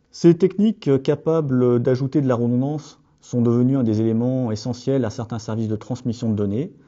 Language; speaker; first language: French; native; French